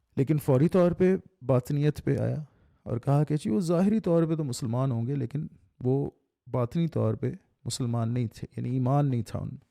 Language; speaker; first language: Urdu; native; Urdu